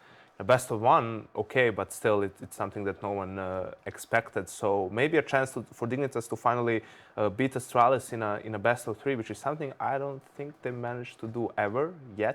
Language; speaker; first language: English; non-native, fluent; Danish